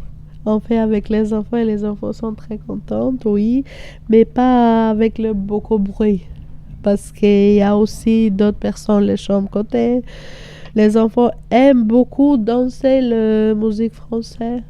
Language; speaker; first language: French; non-native, learner; Albanian